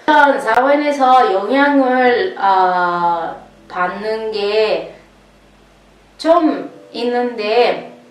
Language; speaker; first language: Korean; non-native, learner; Italian